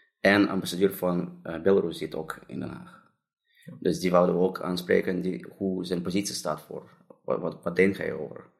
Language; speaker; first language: Dutch; non-native, fluent; Russian